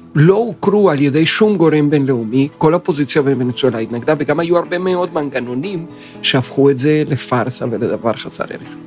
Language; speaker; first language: Hebrew; non-native, fluent; Spanish